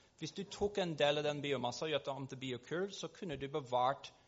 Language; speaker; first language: Norwegian; non-native, fluent; English